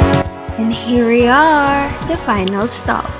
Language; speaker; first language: English; non-native, local second language; Filipino